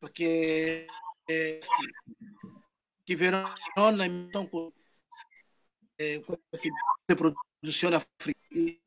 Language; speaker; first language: Italian; non-native, learner; Portuguese